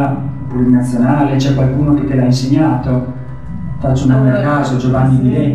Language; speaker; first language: Italian; native; Italian